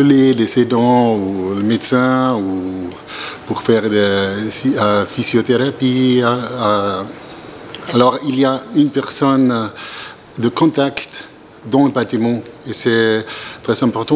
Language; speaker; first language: French; non-native, learner; German